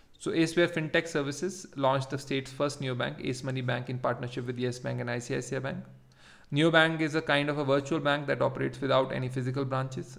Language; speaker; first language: English; non-native, local second language; Hindi